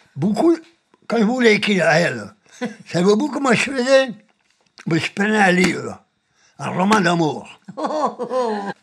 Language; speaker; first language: French; non-native, fluent; Spanish